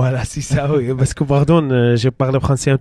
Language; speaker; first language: French; non-native, learner; Arabic